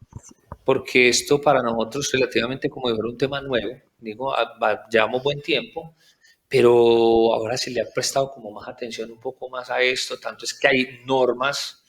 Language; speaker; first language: Spanish; native; Spanish